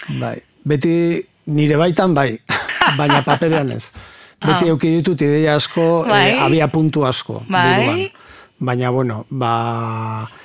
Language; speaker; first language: Basque; native; Basque